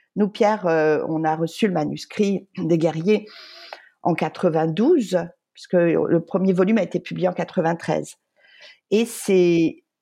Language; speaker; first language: French; native; French